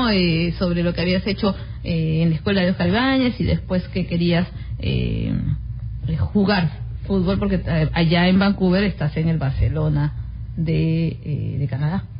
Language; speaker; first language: Spanish; native; Spanish